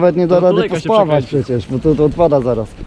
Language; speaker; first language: Polish; native; Polish